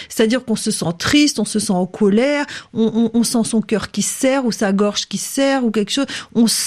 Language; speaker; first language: French; native; French